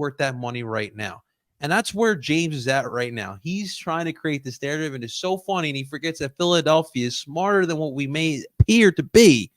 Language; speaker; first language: English; native; English